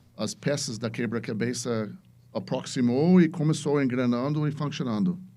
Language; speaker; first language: Portuguese; non-native, fluent; English